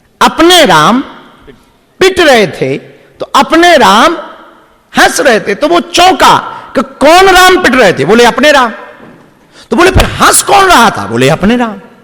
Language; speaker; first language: Hindi; native; Hindi